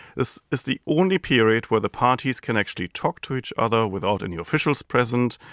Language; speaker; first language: English; non-native, fluent; German